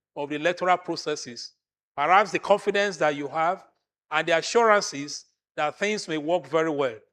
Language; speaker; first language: English; non-native, local second language; Yoruba